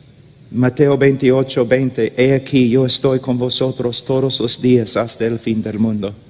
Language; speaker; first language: Spanish; non-native, fluent; English